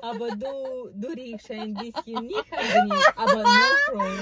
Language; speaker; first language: German; non-native, learner; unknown